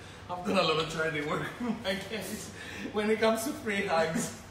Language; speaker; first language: English; early bilingual, other home language; Greek